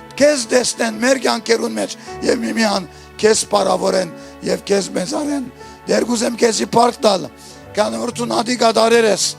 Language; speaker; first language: Armenian; early bilingual, heritage; Armenian